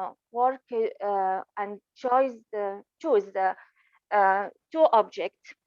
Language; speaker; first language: English; non-native, learner; Arabic